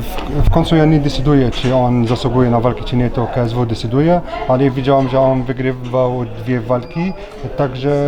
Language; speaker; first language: Polish; non-native, learner; French